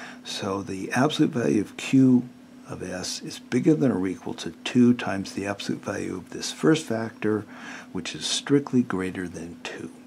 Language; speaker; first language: English; native; English